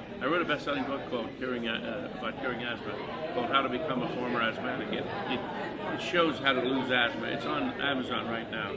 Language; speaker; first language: English; early bilingual, other home language; Italian